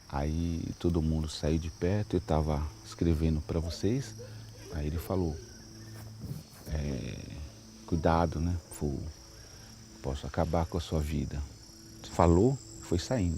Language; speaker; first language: Portuguese; non-native, local second language; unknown